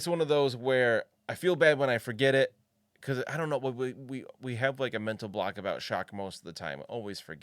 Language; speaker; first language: English; native; English